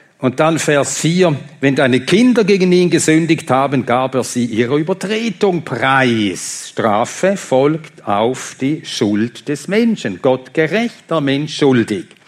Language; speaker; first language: German; non-native, fluent; Swedish